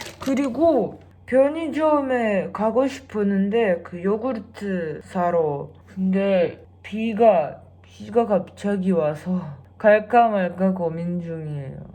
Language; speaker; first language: Korean; non-native, fluent; Russian